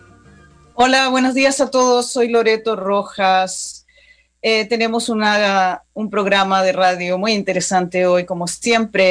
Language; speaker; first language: Spanish; native; Spanish